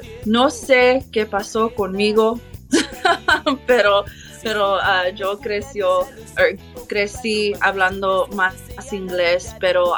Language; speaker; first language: Spanish; early bilingual, heritage; English